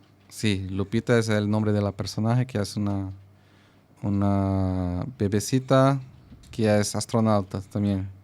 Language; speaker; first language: Spanish; non-native, fluent; Portuguese